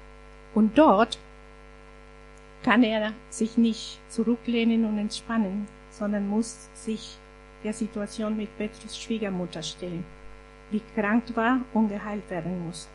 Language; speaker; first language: German; non-native, fluent; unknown